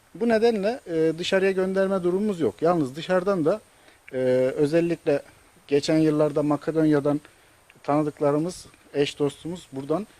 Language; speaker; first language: Turkish; native; Turkish